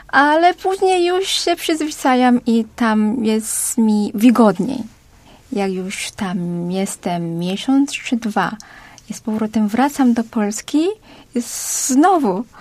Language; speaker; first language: Polish; non-native, fluent; Korean